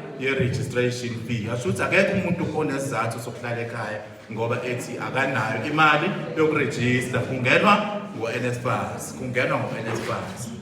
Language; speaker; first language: Zulu; native; Zulu